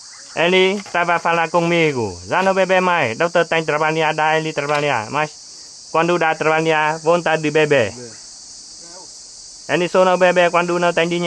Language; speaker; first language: Portuguese; non-native, learner; Vietnamese